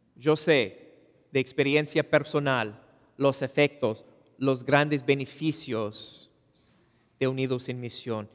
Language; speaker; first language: Spanish; non-native, fluent; English